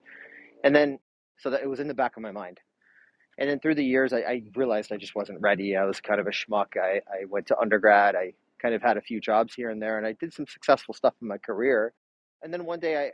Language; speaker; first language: English; native; English